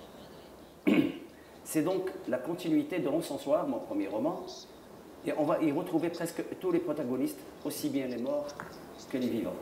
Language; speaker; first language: French; non-native, local second language; Arabic